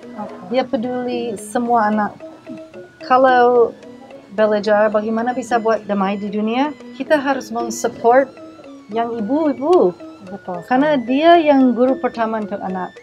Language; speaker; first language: Indonesian; non-native, learner; English